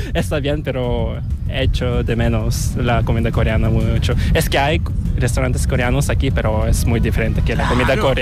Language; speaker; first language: Spanish; non-native, fluent; Korean